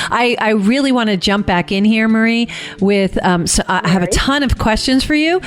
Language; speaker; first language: English; native; English